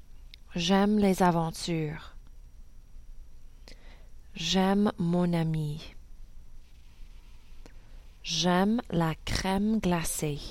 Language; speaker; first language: French; non-native, learner; English